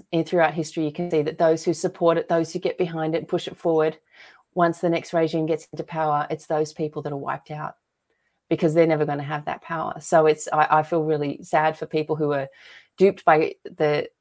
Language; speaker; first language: English; native; English